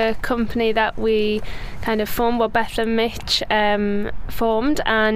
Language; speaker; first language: English; native; English